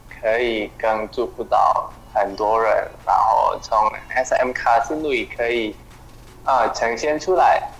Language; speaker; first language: Chinese; non-native, fluent; Indonesian